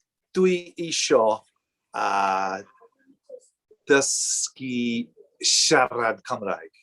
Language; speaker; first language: Welsh; non-native, learner; English